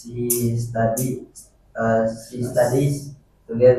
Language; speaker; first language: English; non-native, learner; Indonesian